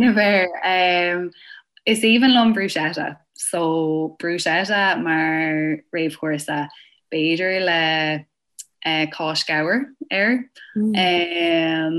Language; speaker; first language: Irish; non-native, local second language; English